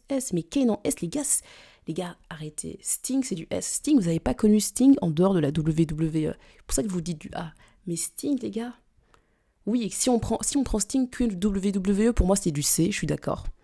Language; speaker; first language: French; native; French